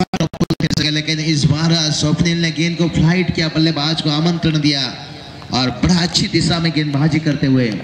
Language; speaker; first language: Hindi; non-native, local second language; Marathi